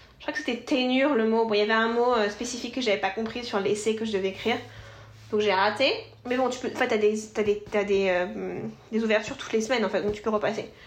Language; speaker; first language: French; native; French